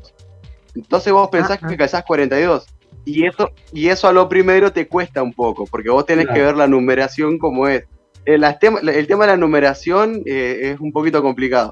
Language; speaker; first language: Spanish; native; Spanish